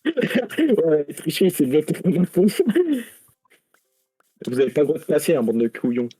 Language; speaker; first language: French; native; French